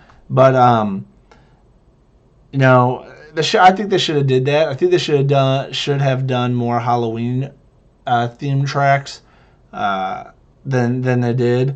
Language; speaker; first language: English; native; English